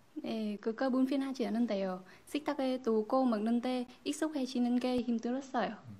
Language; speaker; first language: Korean; non-native, learner; Vietnamese